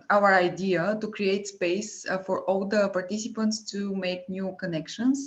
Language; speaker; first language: English; non-native, fluent; Bulgarian